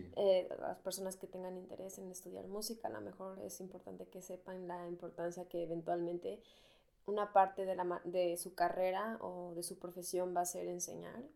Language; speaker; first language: Spanish; native; Spanish